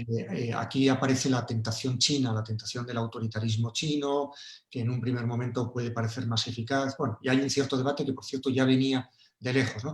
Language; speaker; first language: Spanish; native; Spanish